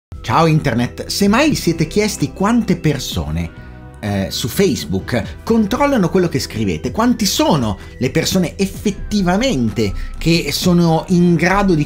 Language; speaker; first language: Italian; native; Italian